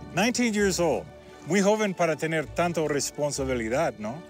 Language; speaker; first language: Spanish; non-native, learner; English